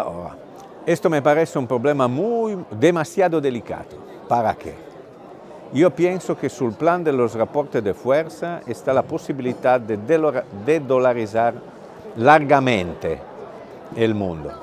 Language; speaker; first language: Spanish; non-native, fluent; Italian